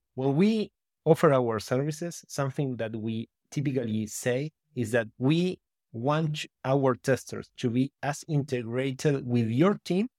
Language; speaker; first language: English; non-native, fluent; Spanish